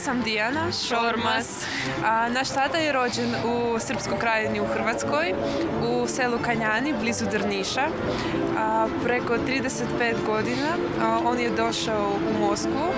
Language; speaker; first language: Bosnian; early bilingual, heritage; Russian